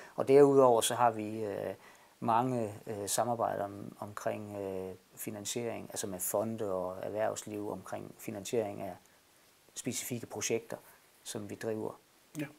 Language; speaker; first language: Danish; native; Danish